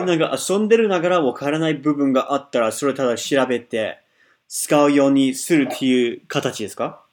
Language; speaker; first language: Japanese; non-native, fluent; English